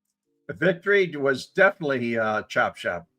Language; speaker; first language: English; native; English